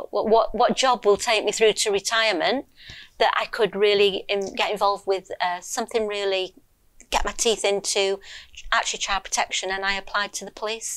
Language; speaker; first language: English; native; English